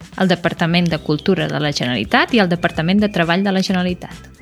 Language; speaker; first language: Catalan; native; Catalan